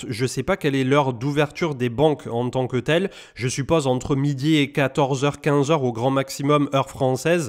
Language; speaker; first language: French; native; French